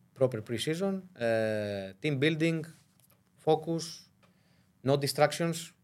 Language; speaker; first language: English; non-native, fluent; Greek